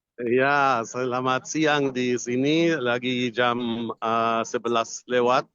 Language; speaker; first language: Indonesian; non-native, fluent; Arabic